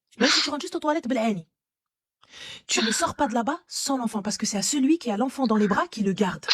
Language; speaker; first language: French; native; French